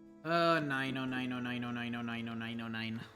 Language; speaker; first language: German; non-native, learner; English